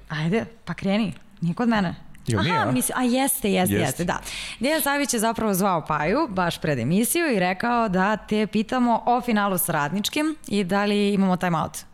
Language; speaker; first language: Serbian; native; Serbian